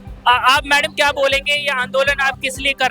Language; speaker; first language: Hindi; native; Hindi